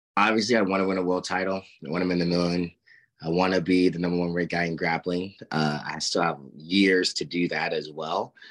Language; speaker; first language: English; native; English